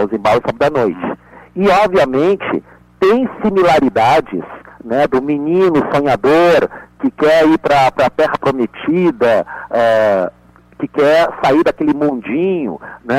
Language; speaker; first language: Portuguese; native; Portuguese